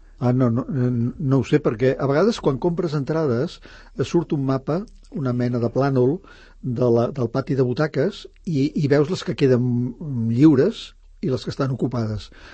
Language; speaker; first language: Catalan; native; Catalan